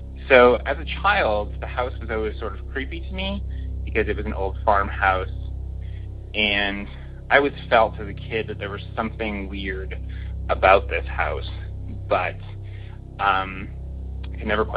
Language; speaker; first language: English; native; English